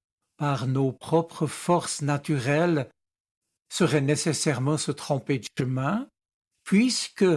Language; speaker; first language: French; native; French